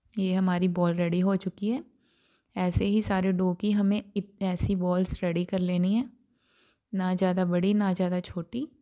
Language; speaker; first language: Hindi; non-native, local second language; Punjabi